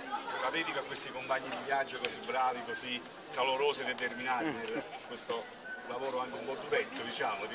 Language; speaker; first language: Italian; native; Italian